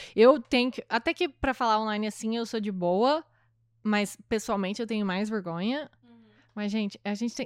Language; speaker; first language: Portuguese; native; Portuguese